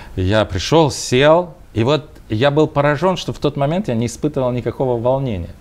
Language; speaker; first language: Russian; native; Russian